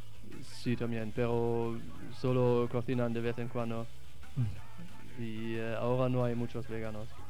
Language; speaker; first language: Spanish; non-native, fluent; German